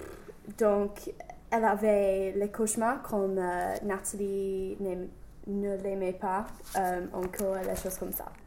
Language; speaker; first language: French; non-native, learner; English